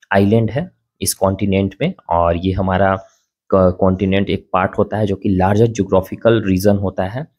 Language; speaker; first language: Hindi; native; Hindi